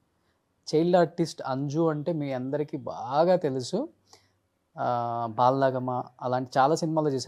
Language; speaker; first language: Telugu; native; Telugu